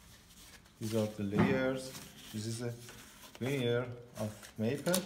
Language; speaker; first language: English; non-native, learner; Persian